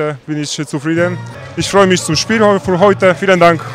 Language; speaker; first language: German; non-native, fluent; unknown